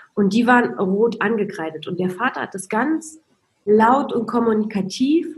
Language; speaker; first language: German; non-native, fluent; Polish